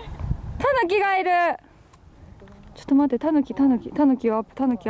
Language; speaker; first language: Japanese; native; Japanese